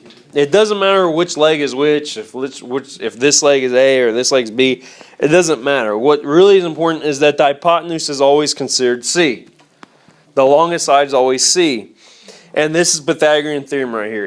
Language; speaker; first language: English; native; English